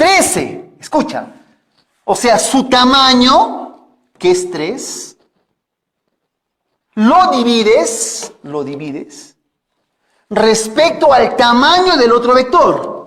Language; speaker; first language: Spanish; native; Spanish